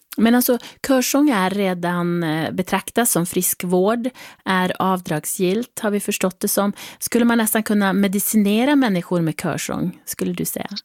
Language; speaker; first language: Swedish; native; Swedish